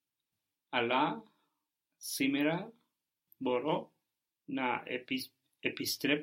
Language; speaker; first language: Greek; non-native, learner; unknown